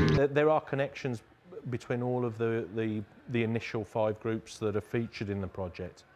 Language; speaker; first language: English; native; English